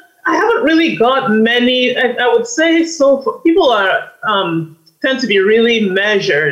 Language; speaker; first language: English; native; English